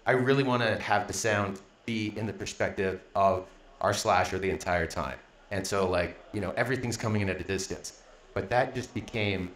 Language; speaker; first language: English; native; English